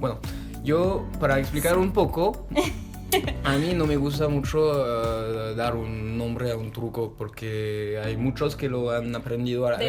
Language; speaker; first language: Spanish; non-native, fluent; French